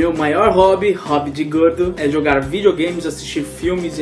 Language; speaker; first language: Portuguese; native; Portuguese